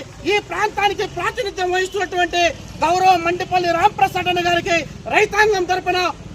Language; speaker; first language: Telugu; native; Telugu